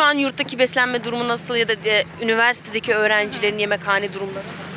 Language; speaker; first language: Turkish; native; Turkish